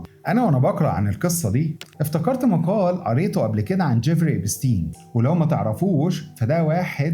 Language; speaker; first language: Arabic; native; Arabic